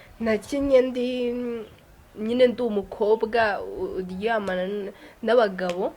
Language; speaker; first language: Kinyarwanda; native; Kinyarwanda